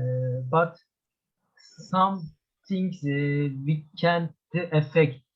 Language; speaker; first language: English; non-native, learner; Turkish